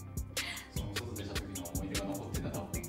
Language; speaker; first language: Japanese; native; Japanese